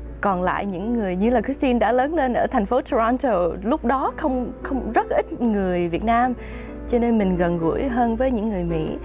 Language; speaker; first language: Vietnamese; early bilingual, heritage; Vietnamese